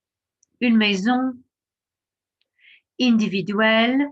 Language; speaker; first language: French; non-native, fluent; English